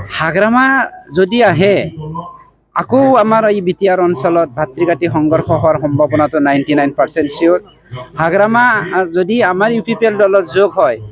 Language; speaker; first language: Assamese; non-native, local second language; Bodo